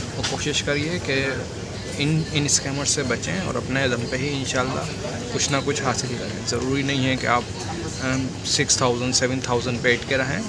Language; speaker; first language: Hindi; native; Hindi